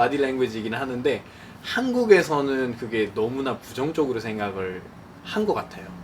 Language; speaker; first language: Korean; non-native, fluent; Nepali